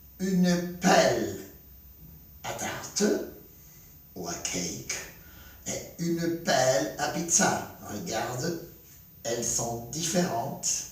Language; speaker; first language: French; non-native, fluent; Spanish